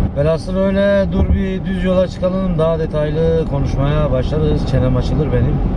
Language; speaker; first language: Turkish; early bilingual, heritage; Turkish